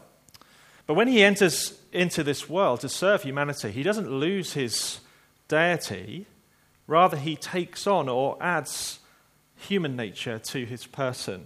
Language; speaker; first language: English; native; English